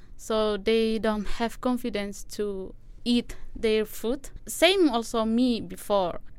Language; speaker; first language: English; non-native, learner; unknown